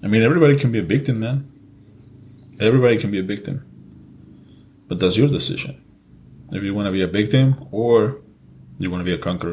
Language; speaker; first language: English; non-native, fluent; Spanish